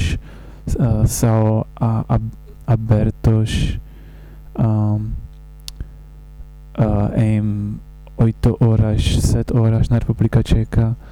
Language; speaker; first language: Portuguese; non-native, learner; Czech